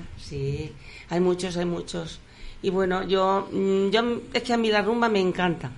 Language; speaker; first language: Spanish; native; Spanish